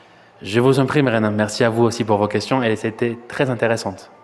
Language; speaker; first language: French; non-native, fluent; Spanish